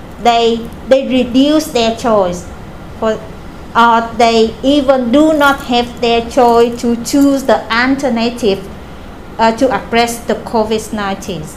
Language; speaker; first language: English; non-native, learner; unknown